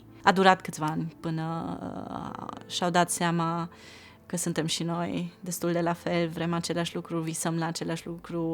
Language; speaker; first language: Romanian; non-native, local second language; German